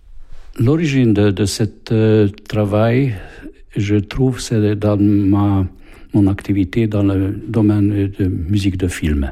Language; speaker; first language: French; non-native, fluent; Hungarian